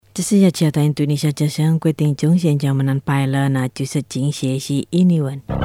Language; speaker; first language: Chinese; non-native, fluent; Indonesian